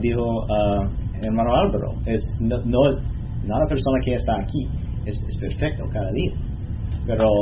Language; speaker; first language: Spanish; non-native, learner; English